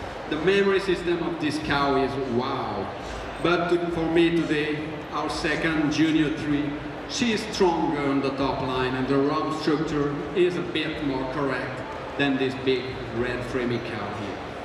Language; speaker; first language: English; non-native, fluent; French